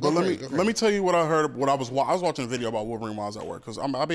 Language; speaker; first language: English; native; English